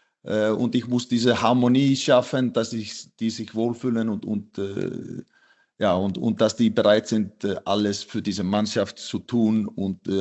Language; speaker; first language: German; non-native, fluent; Icelandic